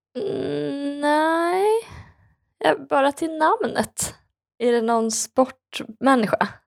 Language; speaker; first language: Swedish; native; Swedish